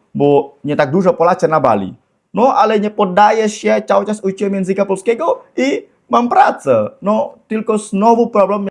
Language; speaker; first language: Polish; non-native, learner; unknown